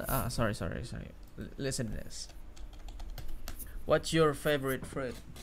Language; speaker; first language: English; non-native, fluent; Indonesian